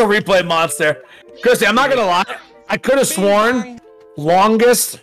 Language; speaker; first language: English; native; English